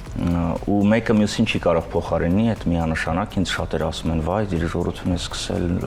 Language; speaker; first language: Armenian; early bilingual, heritage; Armenian